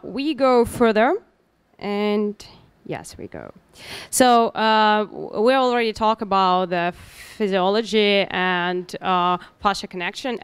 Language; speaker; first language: English; non-native, learner; Russian